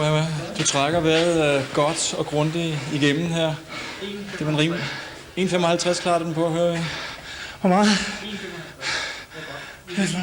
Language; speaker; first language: Danish; native; Danish